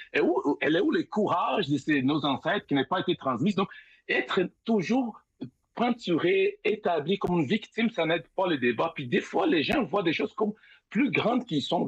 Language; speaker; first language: French; non-native, fluent; Portuguese